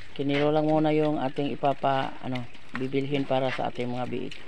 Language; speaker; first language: Filipino; non-native, local second language; Cebuano